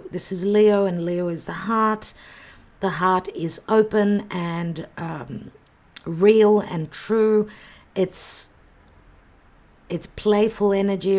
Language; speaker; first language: English; native; English